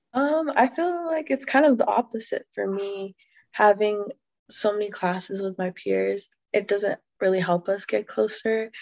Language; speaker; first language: English; native; English